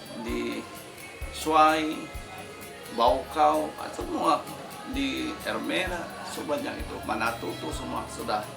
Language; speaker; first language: Indonesian; non-native, fluent; Filipino